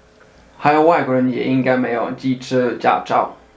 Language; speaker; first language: Chinese; non-native, fluent; Swedish